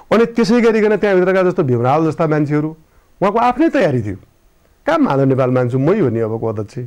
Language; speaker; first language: Nepali; native; Nepali